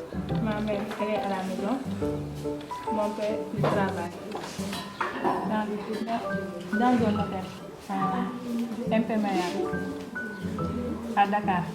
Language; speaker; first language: French; non-native, local second language; Wolof